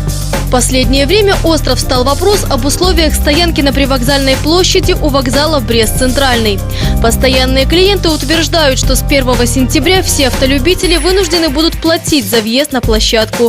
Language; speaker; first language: Russian; native; Russian